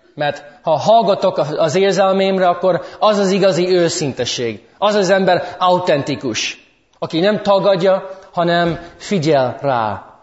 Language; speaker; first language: Hungarian; early bilingual, heritage; English